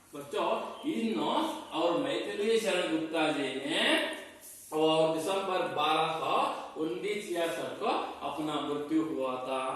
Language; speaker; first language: Hindi; non-native, local second language; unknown